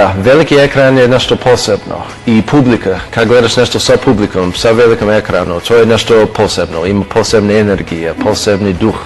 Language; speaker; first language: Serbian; non-native, fluent; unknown